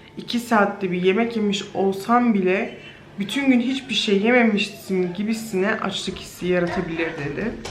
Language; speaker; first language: Turkish; early bilingual, heritage; Turkish